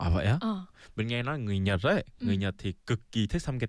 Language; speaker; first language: Vietnamese; non-native, fluent; Korean